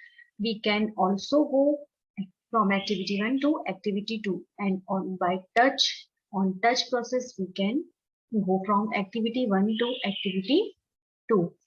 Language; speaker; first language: English; non-native, local second language; Hindi